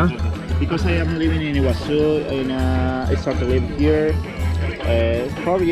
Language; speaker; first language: English; non-native, learner; Spanish